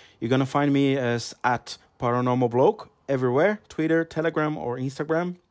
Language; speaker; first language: English; non-native, fluent; Portuguese